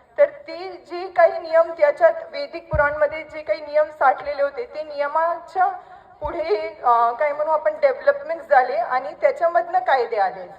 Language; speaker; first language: Marathi; non-native, local second language; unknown